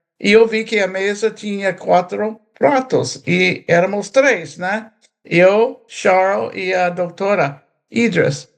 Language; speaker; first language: Portuguese; non-native, fluent; English